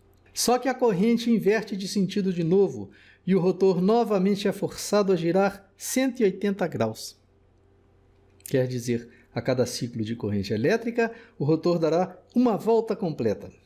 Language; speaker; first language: Portuguese; native; Portuguese